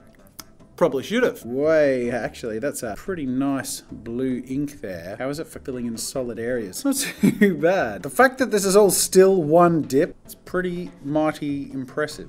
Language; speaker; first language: English; native; English